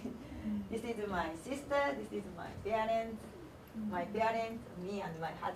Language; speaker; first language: English; non-native, learner; Japanese